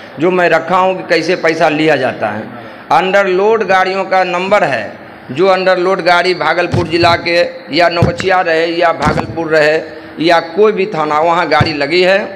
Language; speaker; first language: Hindi; native; Hindi